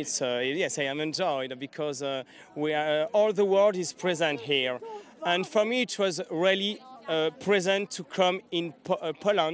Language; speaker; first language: English; non-native, learner; French